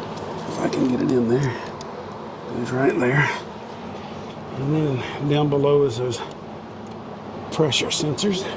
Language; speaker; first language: English; native; English